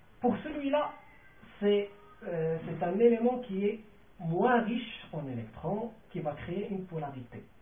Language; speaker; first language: French; non-native, local second language; Arabic